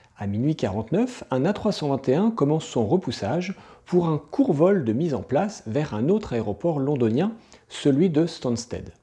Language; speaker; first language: French; native; French